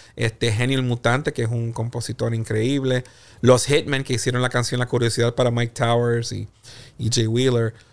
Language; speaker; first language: Spanish; native; Spanish